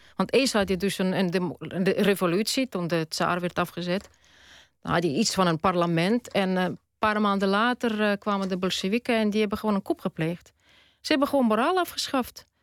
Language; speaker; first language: Dutch; non-native, fluent; Russian